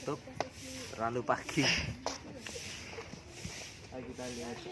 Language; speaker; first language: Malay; non-native, local second language; Javanese